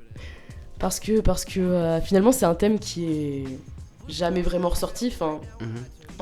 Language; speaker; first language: French; native; French